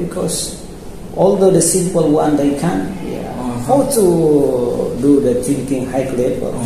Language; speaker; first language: English; non-native, local second language; Indonesian